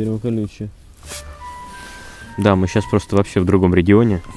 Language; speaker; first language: Russian; native; Russian